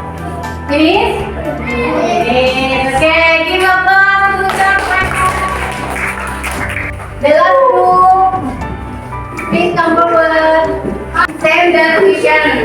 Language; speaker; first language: English; non-native, learner; Indonesian